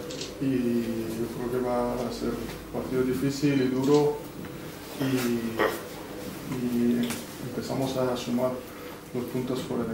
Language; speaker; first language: Spanish; non-native, fluent; Persian